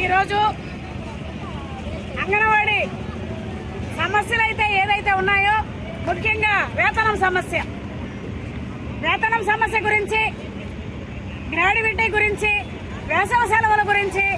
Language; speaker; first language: Telugu; native; Telugu